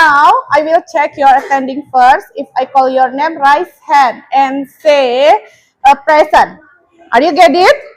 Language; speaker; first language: English; non-native, learner; Indonesian